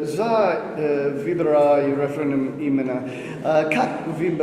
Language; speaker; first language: Russian; non-native, learner; English